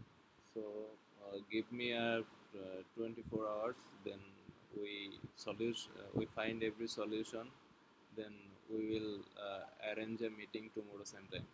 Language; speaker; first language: English; non-native, learner; Bangla